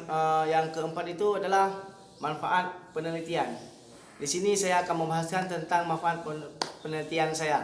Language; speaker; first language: Indonesian; native; Indonesian